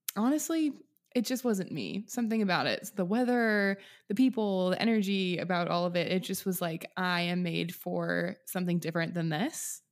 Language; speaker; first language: English; native; English